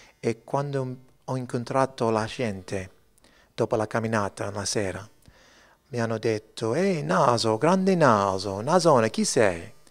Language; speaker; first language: Italian; early bilingual, heritage; Italian